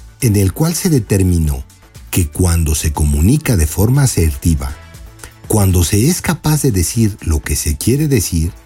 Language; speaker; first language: Spanish; native; Spanish